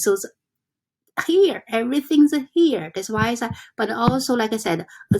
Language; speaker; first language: English; non-native, fluent; Chinese